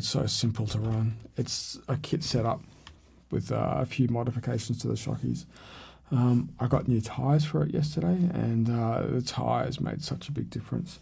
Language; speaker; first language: English; native; English